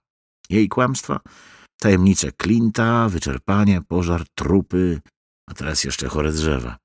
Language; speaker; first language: Polish; native; Polish